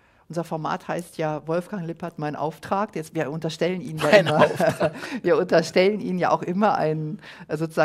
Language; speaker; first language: German; native; German